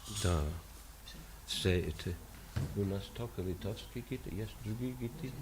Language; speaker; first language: Russian; non-native, learner; English